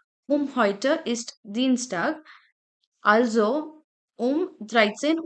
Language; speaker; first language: German; non-native, fluent; Hindi